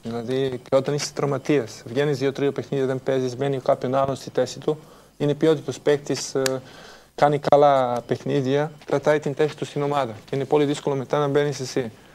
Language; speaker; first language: Greek; non-native, fluent; Serbian